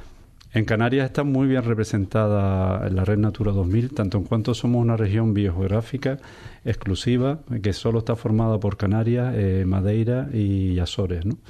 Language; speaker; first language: Spanish; native; Spanish